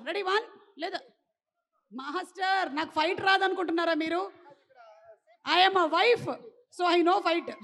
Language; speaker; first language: Telugu; native; Telugu